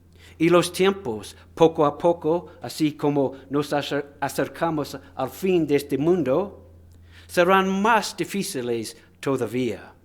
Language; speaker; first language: Spanish; non-native, fluent; English